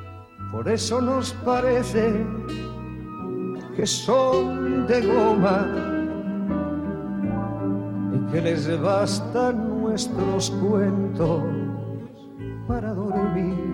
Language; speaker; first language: Spanish; native; Spanish